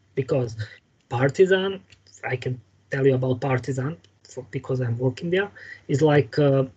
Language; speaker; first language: English; non-native, fluent; Serbian